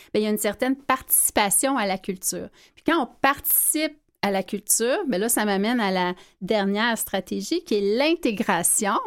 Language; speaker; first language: French; native; French